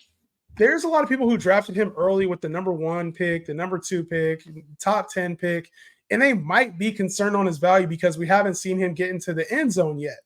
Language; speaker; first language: English; native; English